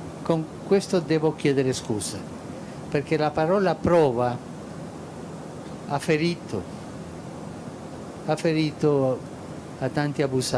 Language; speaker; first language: Italian; early bilingual, heritage; Spanish